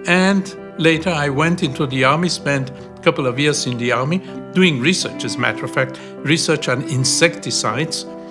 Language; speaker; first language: English; non-native, fluent; Bulgarian